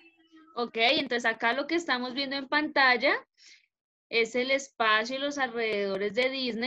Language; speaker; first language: Spanish; native; Spanish